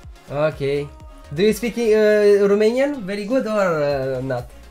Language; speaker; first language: English; non-native, learner; Romanian